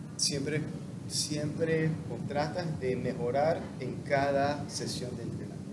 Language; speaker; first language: Spanish; non-native, fluent; English